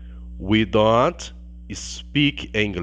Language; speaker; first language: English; non-native, learner; Portuguese